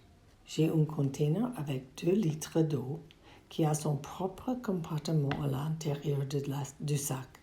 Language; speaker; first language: French; non-native, learner; English